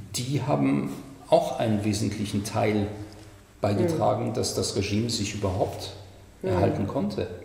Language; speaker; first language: German; non-native, fluent; French